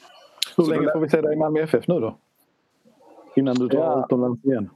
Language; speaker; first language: Swedish; native; Swedish